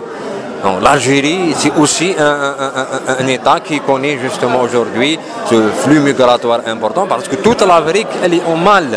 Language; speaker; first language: French; non-native, local second language; Arabic